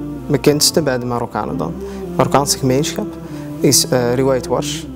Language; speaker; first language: Dutch; early bilingual, other home language; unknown